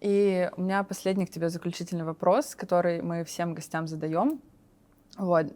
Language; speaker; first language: Russian; native; Russian